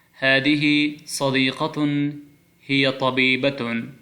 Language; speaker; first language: Arabic; non-native, fluent; Pashto